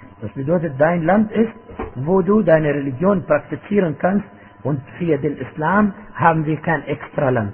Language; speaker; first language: German; non-native, fluent; Arabic